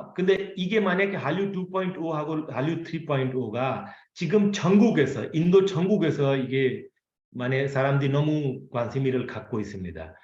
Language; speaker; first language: Korean; non-native, fluent; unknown